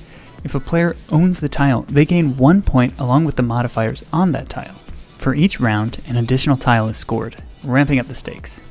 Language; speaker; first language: English; native; English